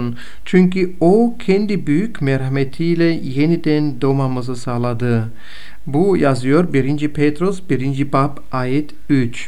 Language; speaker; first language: Turkish; non-native, fluent; Bulgarian